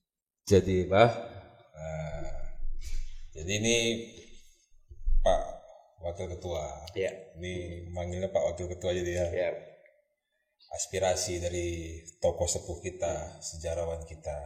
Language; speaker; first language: Indonesian; native; Indonesian